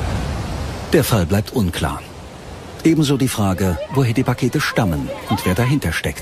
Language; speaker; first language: German; native; German